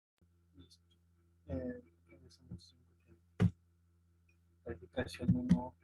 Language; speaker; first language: Spanish; native; Spanish